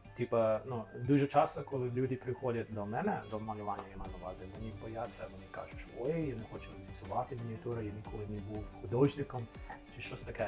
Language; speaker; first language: Ukrainian; non-native, fluent; English